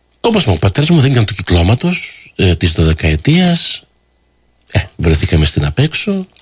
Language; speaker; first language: Greek; early bilingual, heritage; Greek